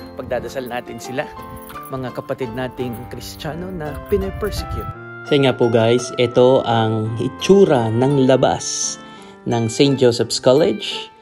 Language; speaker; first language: Filipino; native; Filipino